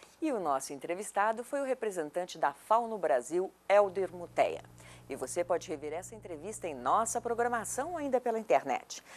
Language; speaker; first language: Portuguese; native; Portuguese